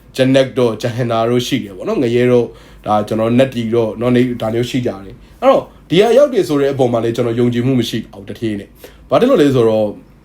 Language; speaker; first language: Burmese; native; Burmese